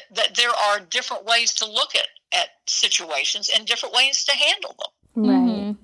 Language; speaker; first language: English; native; English